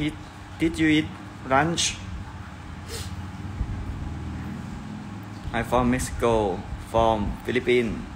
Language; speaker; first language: English; non-native, learner; Thai